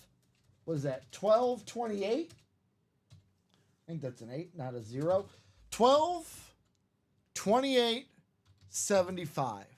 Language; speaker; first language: English; native; English